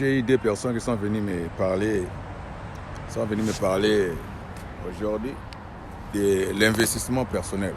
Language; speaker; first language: French; non-native, local second language; Lingala